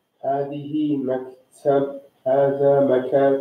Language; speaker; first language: Arabic; non-native, learner; English